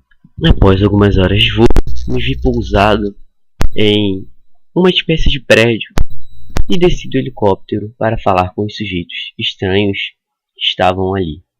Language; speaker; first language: Portuguese; native; Portuguese